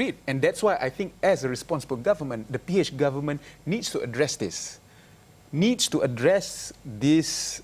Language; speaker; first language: English; non-native, local second language; Malay